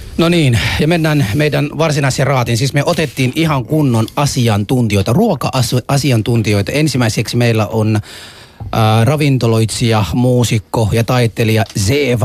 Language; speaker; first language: Finnish; non-native, fluent; Arabic